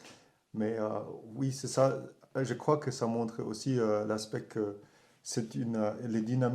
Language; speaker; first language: French; non-native, learner; German